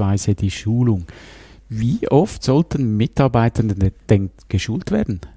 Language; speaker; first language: German; native; German